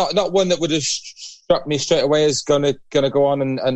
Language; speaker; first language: English; native; English